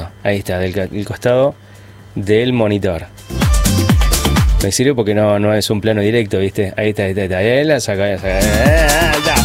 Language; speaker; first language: Spanish; native; Spanish